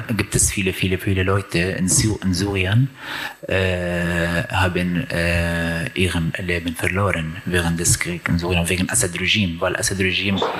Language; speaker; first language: German; non-native, learner; Arabic